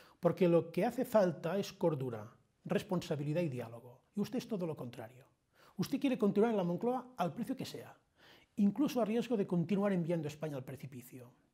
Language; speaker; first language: Spanish; non-native, local second language; Catalan